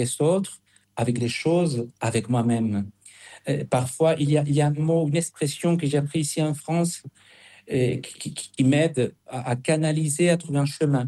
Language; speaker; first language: French; non-native, fluent; Spanish